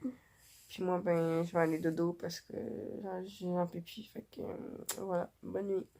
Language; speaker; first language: French; native; French